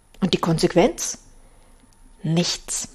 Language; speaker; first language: German; native; German